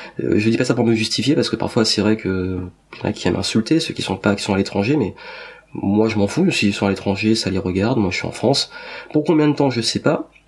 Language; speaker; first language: French; native; French